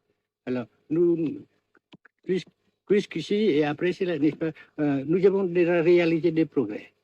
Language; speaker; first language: French; non-native, fluent; Vietnamese